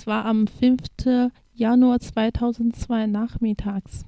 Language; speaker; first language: German; non-native, fluent; Chinese